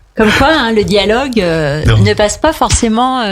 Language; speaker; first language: French; native; French